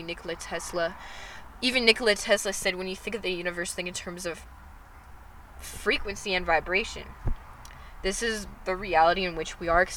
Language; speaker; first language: English; native; English